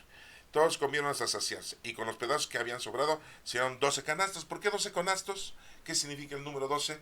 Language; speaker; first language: Spanish; native; Spanish